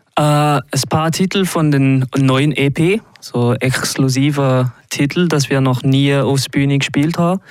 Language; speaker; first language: German; non-native, local second language; French